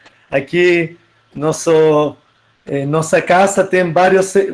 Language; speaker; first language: Portuguese; non-native, fluent; Spanish